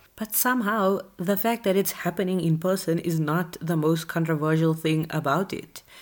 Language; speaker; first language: English; native; English